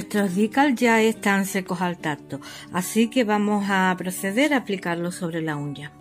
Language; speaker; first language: Spanish; native; Spanish